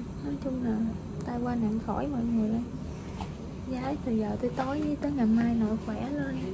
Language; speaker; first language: Vietnamese; native; Vietnamese